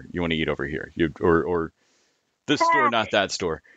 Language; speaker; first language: English; native; English